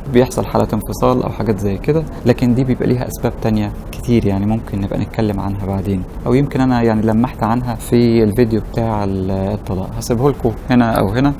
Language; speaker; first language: Arabic; native; Arabic